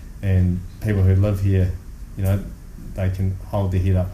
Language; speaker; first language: English; native; English